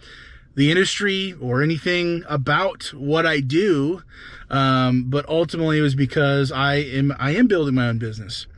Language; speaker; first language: English; native; English